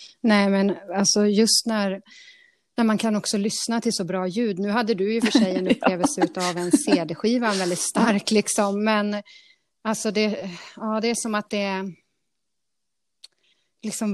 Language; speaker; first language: Swedish; native; Swedish